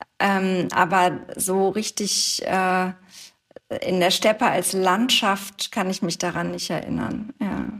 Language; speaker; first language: German; native; German